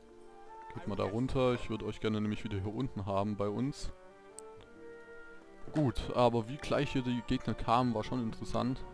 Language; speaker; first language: German; native; German